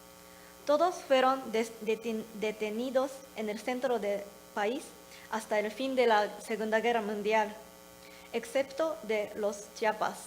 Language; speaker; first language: Spanish; non-native, learner; Japanese